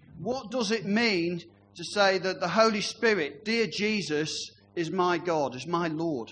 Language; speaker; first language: English; native; English